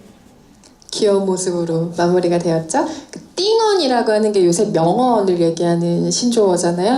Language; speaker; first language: Korean; native; Korean